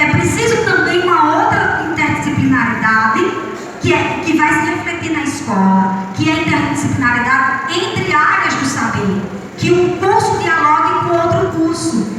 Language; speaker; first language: Portuguese; native; Portuguese